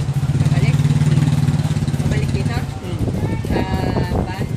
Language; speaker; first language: Filipino; non-native, local second language; Cebuano